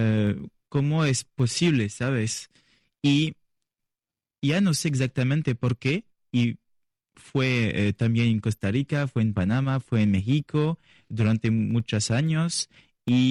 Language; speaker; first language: Spanish; non-native, learner; French